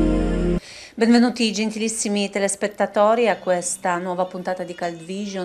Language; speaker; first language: Italian; native; Italian